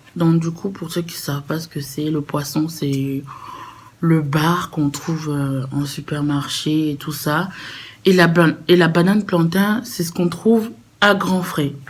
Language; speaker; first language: French; native; French